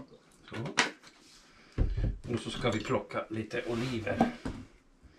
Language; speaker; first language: Swedish; non-native, fluent; Italian